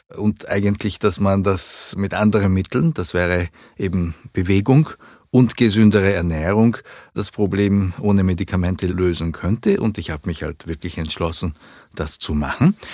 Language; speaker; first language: German; early bilingual, other home language; Japanese